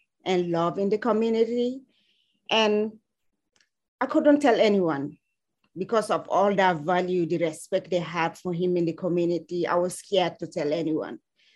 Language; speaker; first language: English; non-native, local second language; Fula